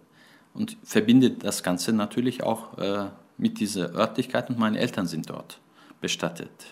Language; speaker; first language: German; early bilingual, other home language; Turkish